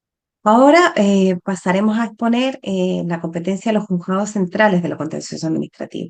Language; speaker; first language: Spanish; native; Spanish